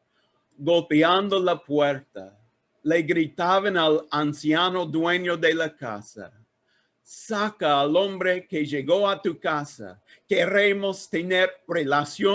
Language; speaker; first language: Spanish; non-native, learner; English